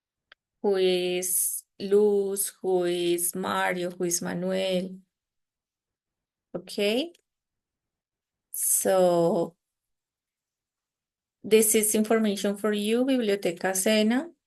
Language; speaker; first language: English; non-native, fluent; Spanish